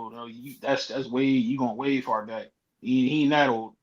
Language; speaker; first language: English; native; English